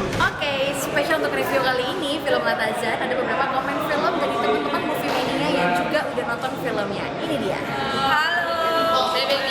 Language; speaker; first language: Indonesian; native; Indonesian